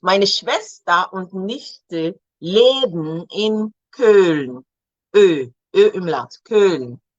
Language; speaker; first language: German; non-native, fluent; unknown